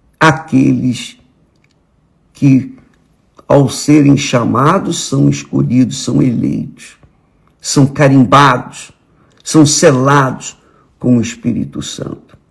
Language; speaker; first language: Portuguese; native; Portuguese